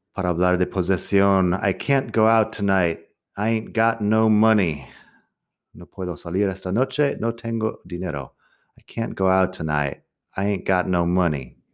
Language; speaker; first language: Spanish; non-native, fluent; English